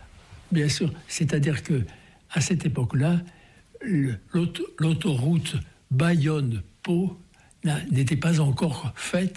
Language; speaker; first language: French; native; French